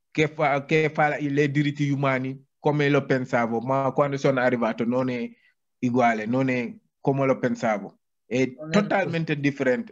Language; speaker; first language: Italian; non-native, learner; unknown